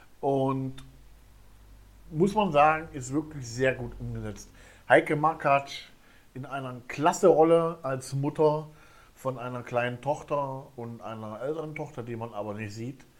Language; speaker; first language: German; native; German